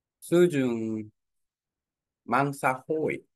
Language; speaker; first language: Vietnamese; non-native, learner; Korean